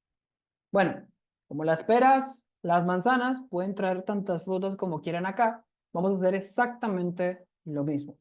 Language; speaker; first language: Spanish; native; Spanish